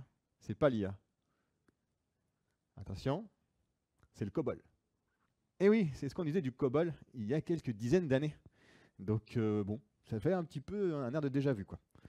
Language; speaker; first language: French; native; French